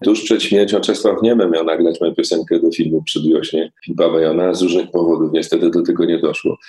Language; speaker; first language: Polish; native; Polish